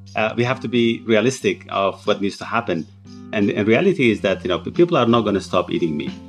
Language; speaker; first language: English; non-native, fluent; Tigrinya